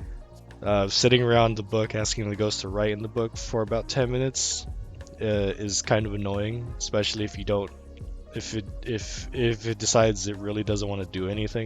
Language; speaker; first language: English; native; English